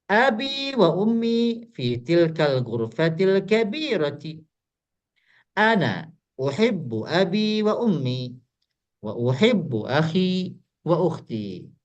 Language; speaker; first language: Arabic; non-native, fluent; Indonesian